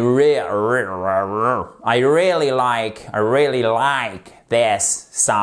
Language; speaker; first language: English; non-native, fluent; French